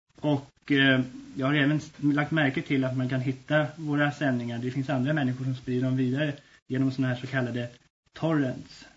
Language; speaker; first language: Swedish; native; Swedish